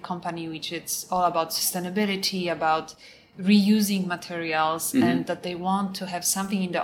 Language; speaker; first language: English; non-native, fluent; Polish